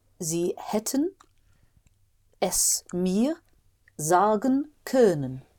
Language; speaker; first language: German; non-native, learner; English